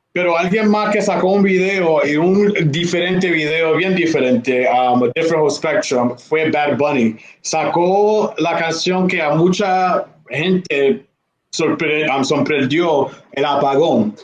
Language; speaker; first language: Spanish; early bilingual, heritage; Spanish